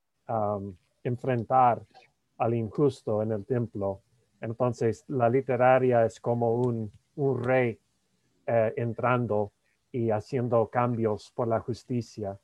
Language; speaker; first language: Spanish; non-native, fluent; English